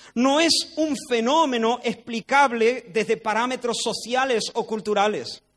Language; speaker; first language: Spanish; native; Spanish